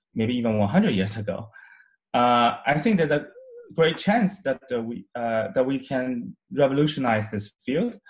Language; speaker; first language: English; non-native, fluent; Chinese